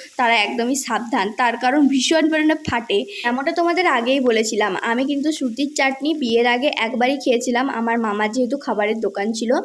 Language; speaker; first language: Bangla; non-native, local second language; Santali